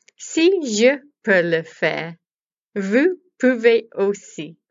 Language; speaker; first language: French; non-native, learner; English